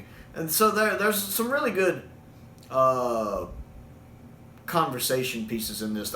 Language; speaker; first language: English; native; English